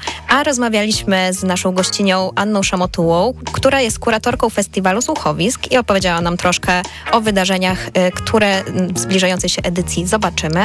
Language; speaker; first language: Polish; native; Polish